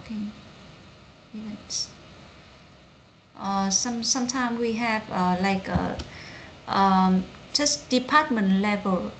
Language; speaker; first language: English; non-native, learner; Vietnamese